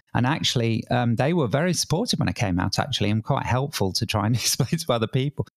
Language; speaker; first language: English; native; English